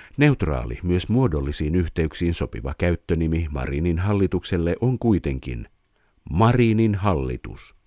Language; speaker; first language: Finnish; native; Finnish